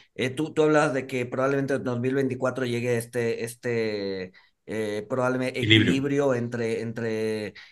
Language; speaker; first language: Spanish; native; Spanish